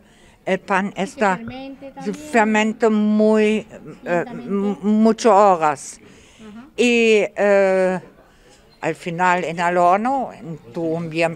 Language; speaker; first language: Spanish; non-native, learner; German